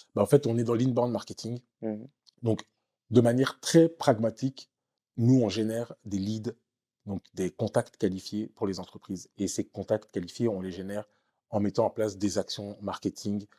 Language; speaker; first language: French; native; French